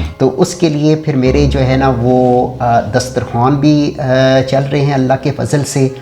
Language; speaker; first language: Urdu; non-native, local second language; Pahari-Potwari